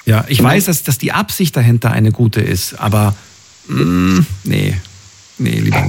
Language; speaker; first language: German; native; German